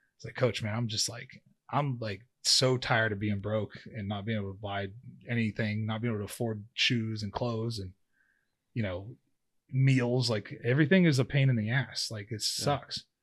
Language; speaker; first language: English; native; English